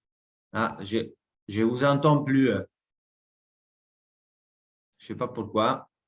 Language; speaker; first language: French; non-native, fluent; Italian